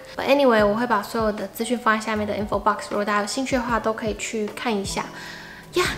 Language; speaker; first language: Chinese; native; Chinese